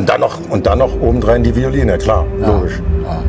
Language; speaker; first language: German; native; German